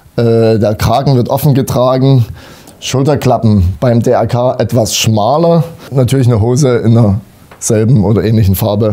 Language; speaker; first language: German; native; German